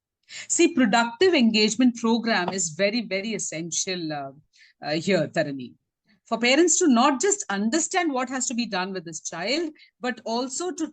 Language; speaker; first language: English; non-native, local second language; Tamil